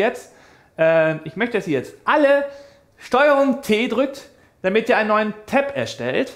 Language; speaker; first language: German; native; German